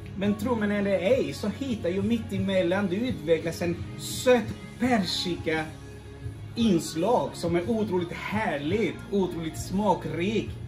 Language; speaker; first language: Swedish; non-native, fluent; Spanish